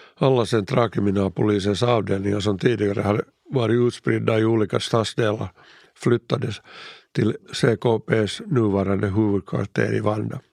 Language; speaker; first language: Swedish; native; Swedish